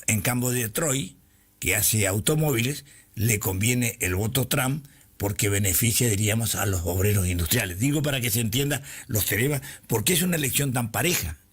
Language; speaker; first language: Spanish; native; Spanish